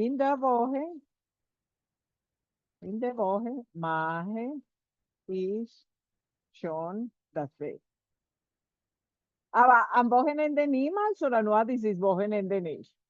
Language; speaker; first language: German; non-native, fluent; Spanish